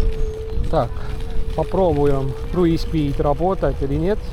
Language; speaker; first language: Russian; non-native, local second language; Estonian